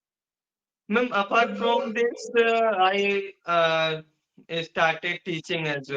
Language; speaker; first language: English; non-native, learner; Hindi